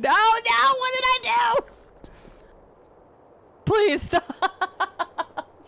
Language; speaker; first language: English; native; English